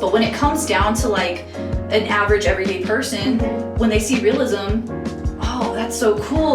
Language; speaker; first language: English; native; English